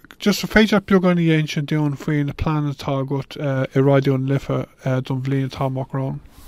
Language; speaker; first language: Irish; non-native, local second language; English